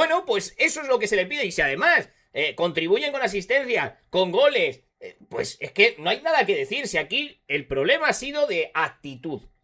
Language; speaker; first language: Spanish; native; Spanish